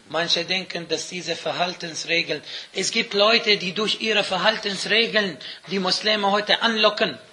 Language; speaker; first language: German; non-native, fluent; Arabic